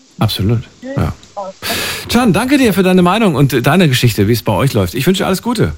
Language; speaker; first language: German; native; German